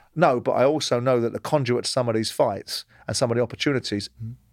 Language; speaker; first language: English; native; English